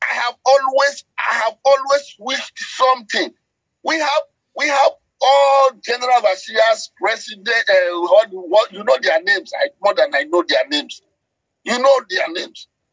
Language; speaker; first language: English; non-native, local second language; Yoruba